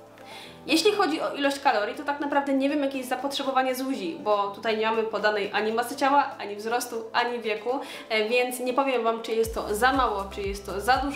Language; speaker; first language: Polish; native; Polish